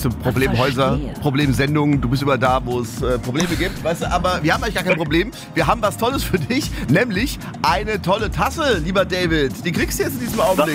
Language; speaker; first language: German; native; German